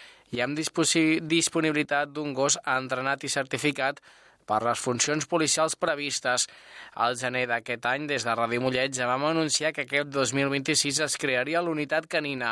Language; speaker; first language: Catalan; native; Catalan